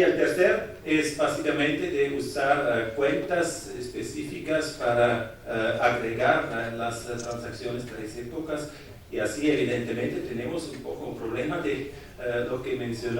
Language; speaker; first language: Spanish; non-native, fluent; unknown